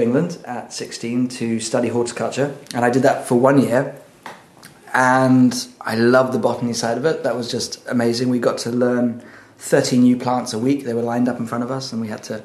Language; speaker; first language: English; native; English